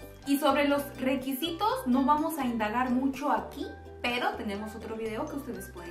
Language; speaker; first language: Spanish; native; Spanish